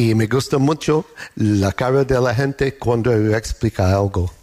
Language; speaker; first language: Spanish; non-native, learner; English